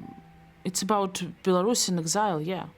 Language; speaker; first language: English; non-native, learner; Belarusian